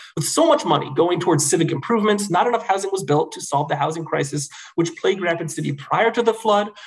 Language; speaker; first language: English; native; English